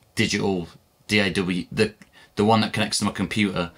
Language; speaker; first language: English; native; English